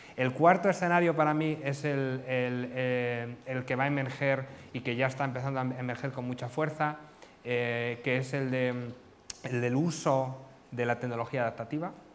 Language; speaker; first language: Spanish; native; Spanish